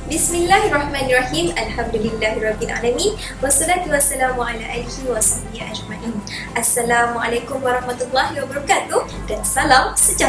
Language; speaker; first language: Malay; native; Malay